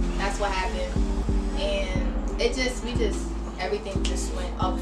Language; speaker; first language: English; native; English